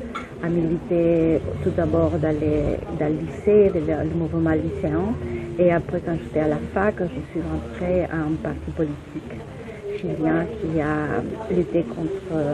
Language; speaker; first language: French; non-native, fluent; Spanish